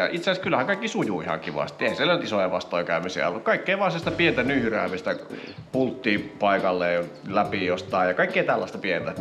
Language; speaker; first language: Finnish; native; Finnish